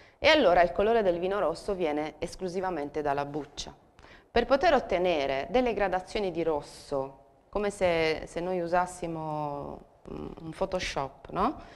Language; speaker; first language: Italian; native; Italian